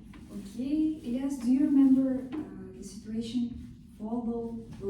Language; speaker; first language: English; non-native, fluent; Kazakh